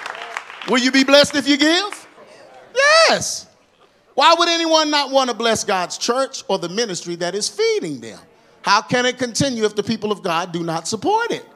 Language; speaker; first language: English; native; English